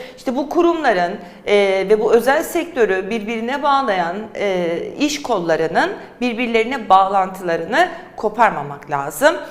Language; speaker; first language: Turkish; native; Turkish